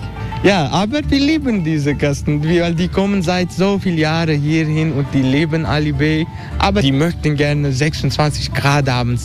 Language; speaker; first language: German; non-native, learner; Turkish